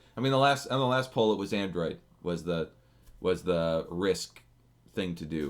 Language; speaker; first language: English; native; English